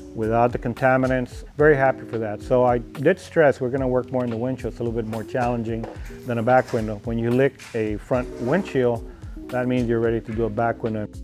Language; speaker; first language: English; native; English